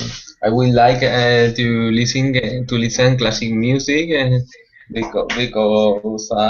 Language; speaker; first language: English; non-native, learner; Spanish